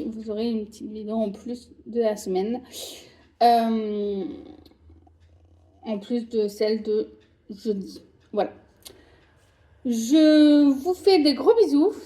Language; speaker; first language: French; native; French